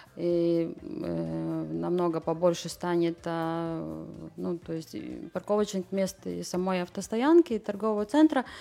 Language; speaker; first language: Russian; non-native, local second language; Latvian